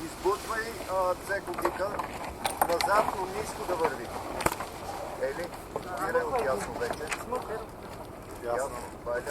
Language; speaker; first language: Bulgarian; native; Bulgarian